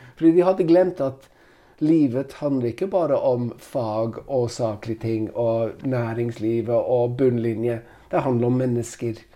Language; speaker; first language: Norwegian; non-native, fluent; English